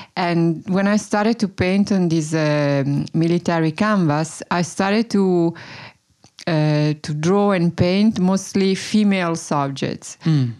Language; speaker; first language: English; non-native, fluent; Italian